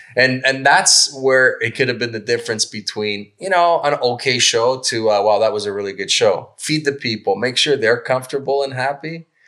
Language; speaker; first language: English; native; English